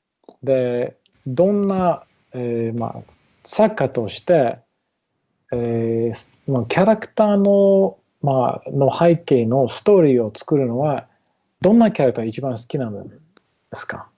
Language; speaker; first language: Japanese; non-native, learner; English